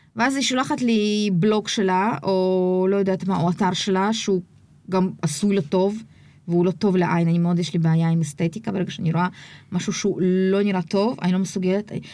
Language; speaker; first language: Hebrew; early bilingual, other home language; Russian